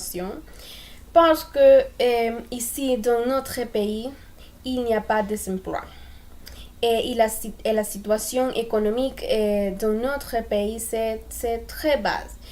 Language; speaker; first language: French; non-native, learner; Spanish